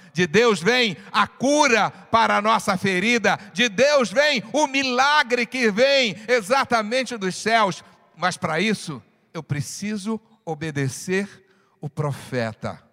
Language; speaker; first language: Portuguese; native; Portuguese